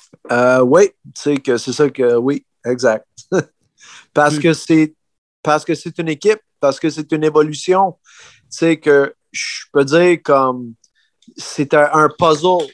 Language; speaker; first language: French; early bilingual, heritage; French